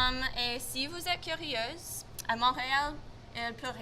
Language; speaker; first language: French; non-native, local second language; English